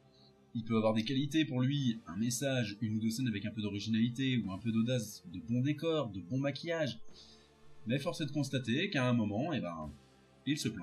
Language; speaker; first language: French; native; French